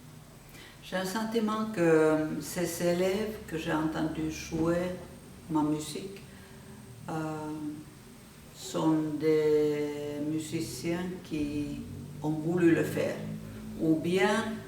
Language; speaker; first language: French; non-native, fluent; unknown